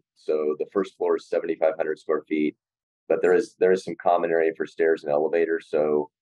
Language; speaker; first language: English; native; English